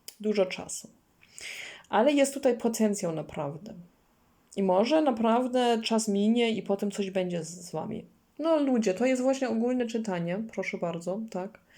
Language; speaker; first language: Polish; non-native, learner; German